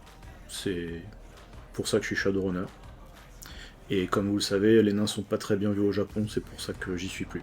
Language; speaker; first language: French; native; French